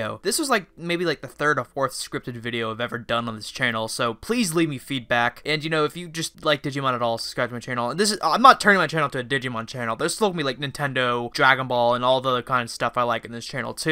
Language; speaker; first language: English; native; English